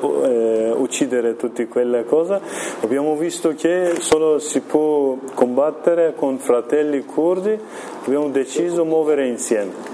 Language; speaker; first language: Italian; non-native, learner; Kurdish